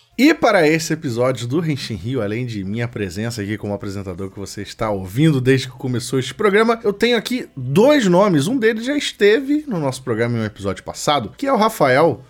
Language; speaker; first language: Portuguese; native; Portuguese